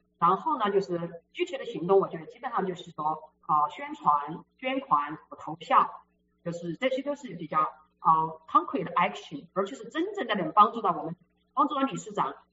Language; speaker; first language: Chinese; native; Chinese